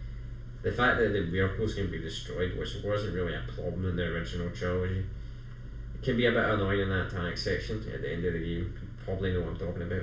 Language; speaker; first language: English; native; English